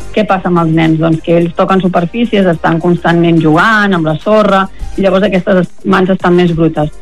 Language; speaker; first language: Catalan; native; Catalan